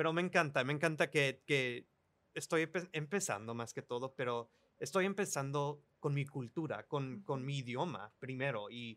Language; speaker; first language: Spanish; early bilingual, other home language; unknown